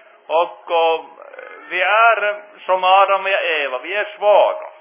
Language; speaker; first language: Swedish; non-native, fluent; Finnish